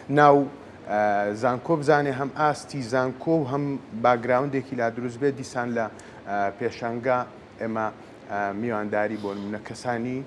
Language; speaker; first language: Central Kurdish; native; Central Kurdish